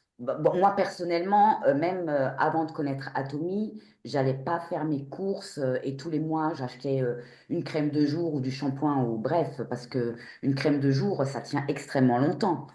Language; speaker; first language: French; native; French